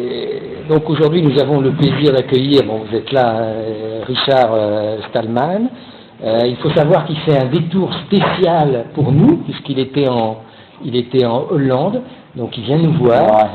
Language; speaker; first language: French; native; French